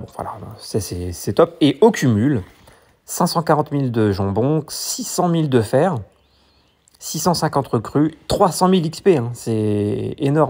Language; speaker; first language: French; native; French